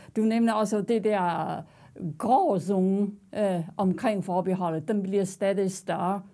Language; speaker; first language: Danish; non-native, fluent; Chinese